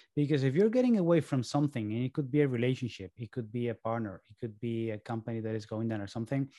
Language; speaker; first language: English; early bilingual, other home language; Spanish